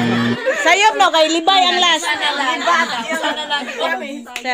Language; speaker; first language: Cebuano; native; Cebuano